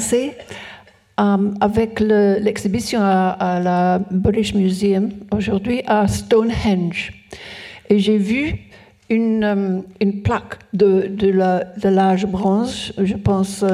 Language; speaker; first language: French; non-native, learner; English